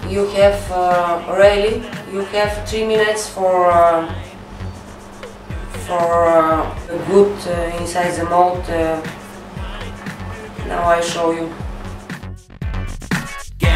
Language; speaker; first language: English; non-native, learner; Bulgarian